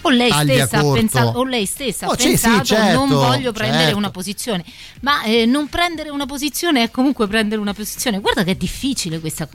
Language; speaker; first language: Italian; native; Italian